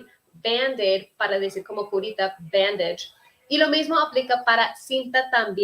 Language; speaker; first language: Spanish; non-native, fluent; English